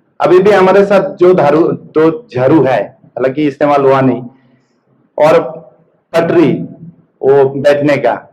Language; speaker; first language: Hindi; non-native, local second language; Bangla